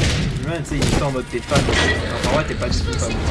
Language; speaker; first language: French; native; French